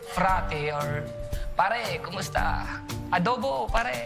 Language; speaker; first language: English; non-native, local second language; Filipino